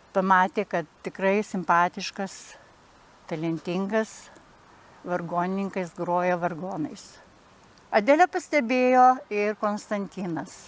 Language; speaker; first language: Lithuanian; native; Lithuanian